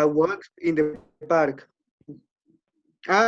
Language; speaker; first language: English; non-native, learner; Spanish